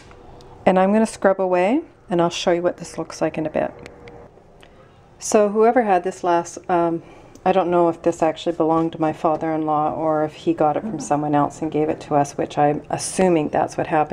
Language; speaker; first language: English; native; English